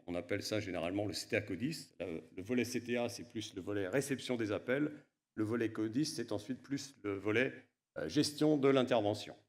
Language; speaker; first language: French; native; French